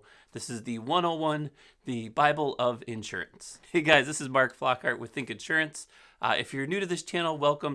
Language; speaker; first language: English; native; English